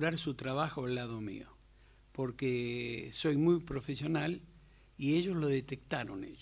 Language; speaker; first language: Spanish; native; Spanish